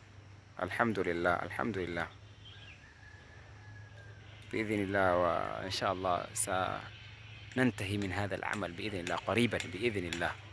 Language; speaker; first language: Arabic; non-native, fluent; Oromo